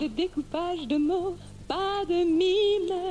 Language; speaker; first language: French; native; French